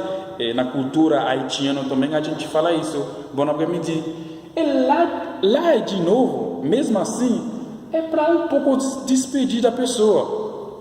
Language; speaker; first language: Portuguese; non-native, fluent; Haitian Creole